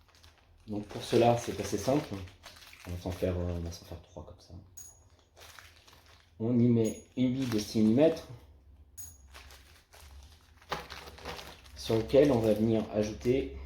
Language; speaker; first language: French; native; French